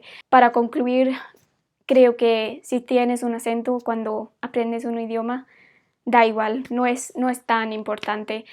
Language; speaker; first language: Spanish; non-native, fluent; English